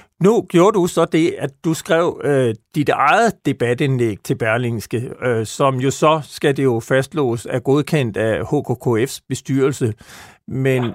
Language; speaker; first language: Danish; native; Danish